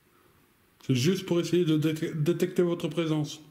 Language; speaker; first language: French; native; French